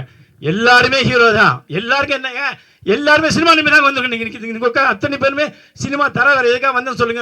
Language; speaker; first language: Tamil; native; Tamil